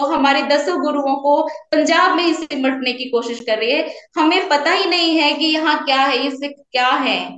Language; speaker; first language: Hindi; native; Hindi